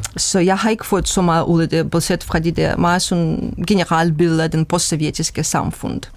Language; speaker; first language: Danish; non-native, fluent; Russian